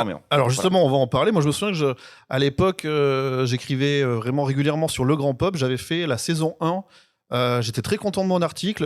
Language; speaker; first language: French; native; French